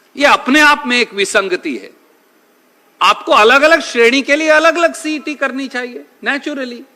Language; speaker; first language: Hindi; native; Hindi